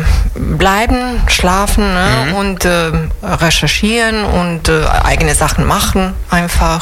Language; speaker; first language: German; non-native, fluent; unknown